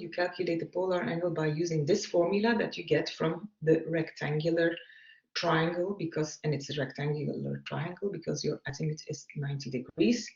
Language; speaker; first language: English; non-native, fluent; Dutch